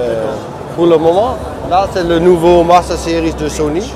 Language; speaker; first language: French; non-native, learner; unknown